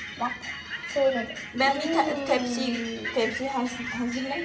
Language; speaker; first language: Turkish; non-native, fluent; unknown